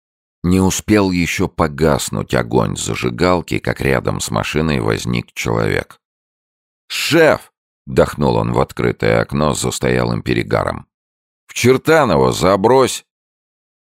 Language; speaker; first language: Russian; native; Russian